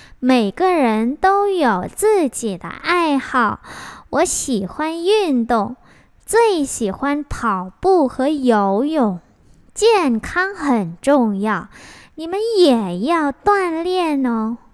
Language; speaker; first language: Chinese; non-native, fluent; Vietnamese